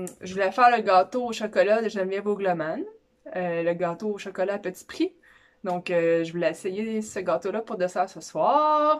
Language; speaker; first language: French; native; French